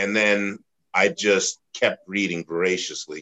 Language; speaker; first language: English; native; English